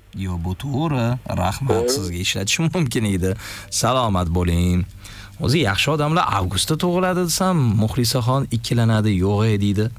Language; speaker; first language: Uzbek; native; Uzbek